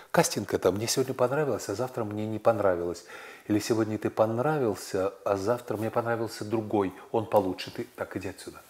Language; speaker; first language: Russian; native; Russian